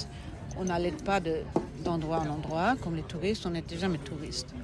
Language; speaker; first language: French; non-native, fluent; German